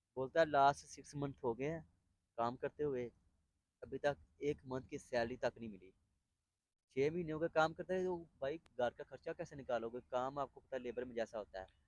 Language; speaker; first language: Urdu; non-native, local second language; Punjabi